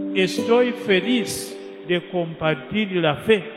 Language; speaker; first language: Spanish; non-native, fluent; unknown